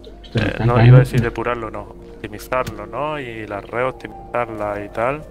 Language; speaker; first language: Spanish; native; Spanish